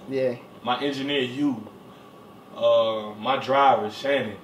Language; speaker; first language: English; native; English